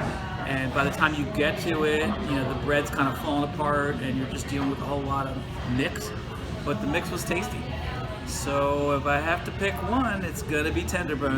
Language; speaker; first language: English; native; English